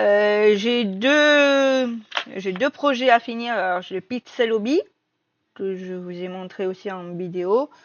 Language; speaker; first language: French; native; French